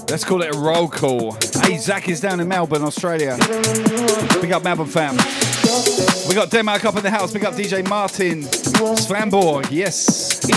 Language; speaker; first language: English; native; English